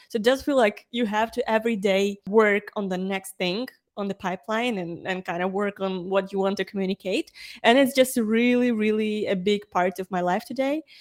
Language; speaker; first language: English; non-native, fluent; Ukrainian